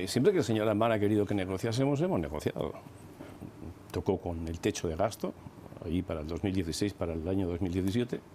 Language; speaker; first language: Spanish; native; Spanish